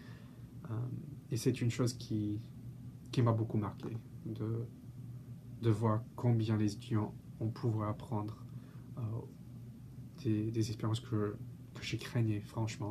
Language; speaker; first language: French; non-native, fluent; English